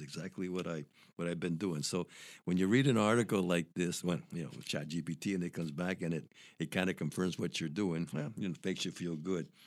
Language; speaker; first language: English; early bilingual, other home language; Spanish